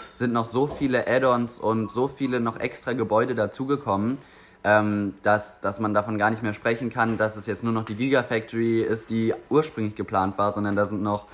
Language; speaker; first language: German; native; German